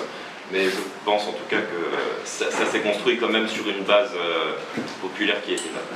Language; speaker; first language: French; native; French